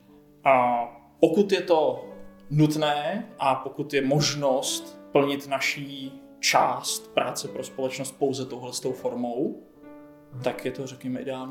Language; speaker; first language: Czech; native; Czech